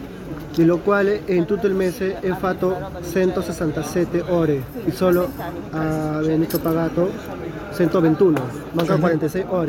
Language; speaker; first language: Italian; non-native, learner; Spanish